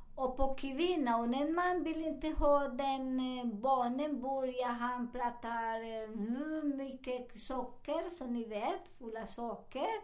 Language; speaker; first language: Swedish; non-native, fluent; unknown